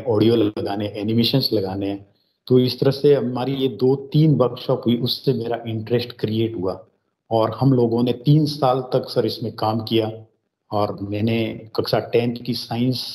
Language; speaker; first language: Hindi; native; Hindi